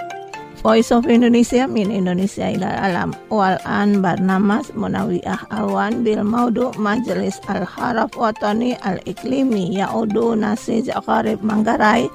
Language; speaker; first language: Arabic; non-native, learner; Indonesian